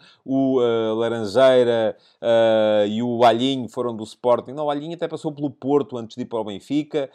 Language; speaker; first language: Portuguese; native; Portuguese